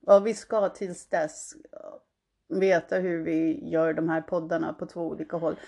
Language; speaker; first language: Swedish; early bilingual, heritage; Swedish